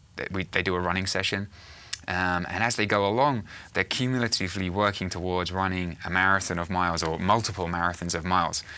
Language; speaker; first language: English; native; English